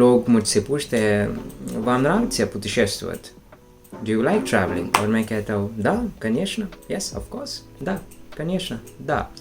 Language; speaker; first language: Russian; non-native, learner; Hindi